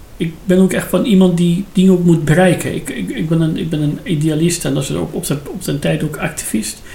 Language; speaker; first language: Dutch; non-native, fluent; Persian